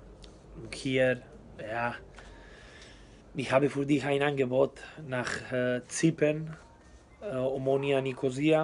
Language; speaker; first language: German; non-native, learner; Spanish